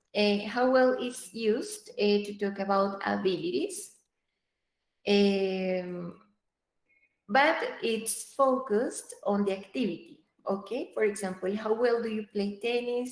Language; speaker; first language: English; non-native, fluent; Spanish